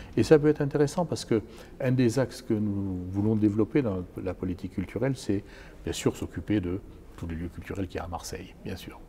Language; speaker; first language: French; native; French